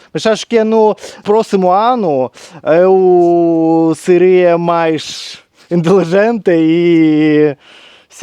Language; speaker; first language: Portuguese; non-native, learner; Russian